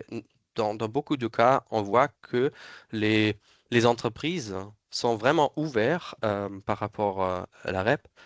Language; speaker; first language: French; non-native, fluent; German